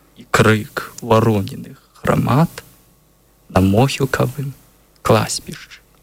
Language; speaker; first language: Belarusian; non-native, learner; Chinese